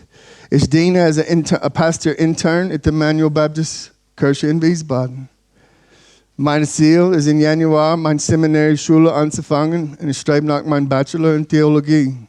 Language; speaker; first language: German; non-native, learner; English